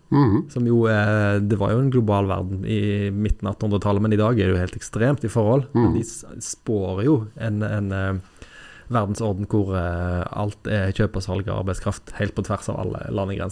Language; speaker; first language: Norwegian; native; Norwegian